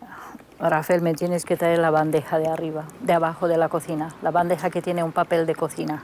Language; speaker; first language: Spanish; non-native, fluent; Romanian